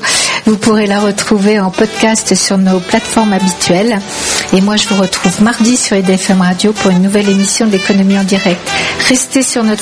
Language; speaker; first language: French; native; French